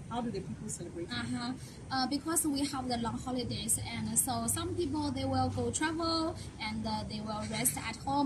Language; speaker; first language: English; non-native, learner; Chinese